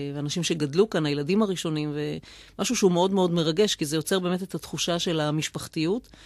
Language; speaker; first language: Hebrew; native; Hebrew